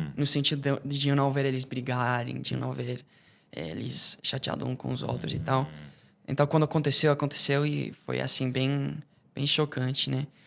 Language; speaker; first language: Portuguese; non-native, fluent; English